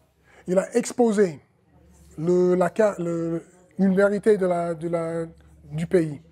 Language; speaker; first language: French; non-native, fluent; English